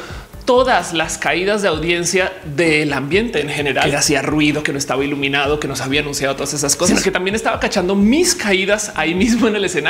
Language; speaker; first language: Spanish; native; Spanish